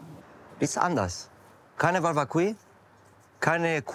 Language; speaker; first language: German; non-native, learner; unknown